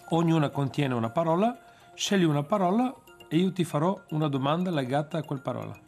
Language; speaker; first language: Italian; non-native, fluent; Bulgarian